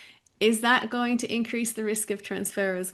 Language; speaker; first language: English; native; English